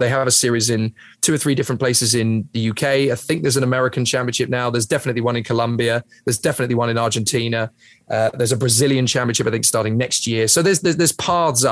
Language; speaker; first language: English; native; English